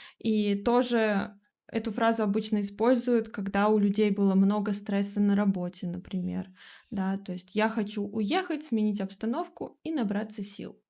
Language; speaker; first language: Russian; native; Russian